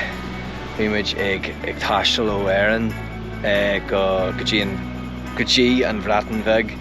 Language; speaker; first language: Irish; non-native, local second language; English